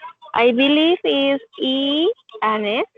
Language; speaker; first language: English; non-native, learner; Spanish